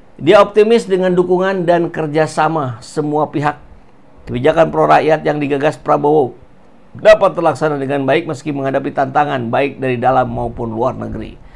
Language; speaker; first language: Indonesian; native; Indonesian